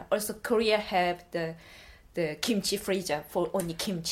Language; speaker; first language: English; non-native, learner; Korean